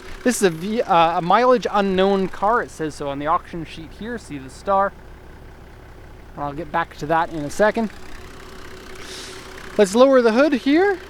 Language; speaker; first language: English; native; English